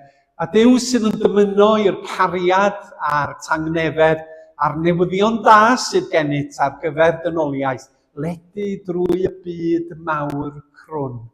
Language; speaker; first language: Welsh; native; Welsh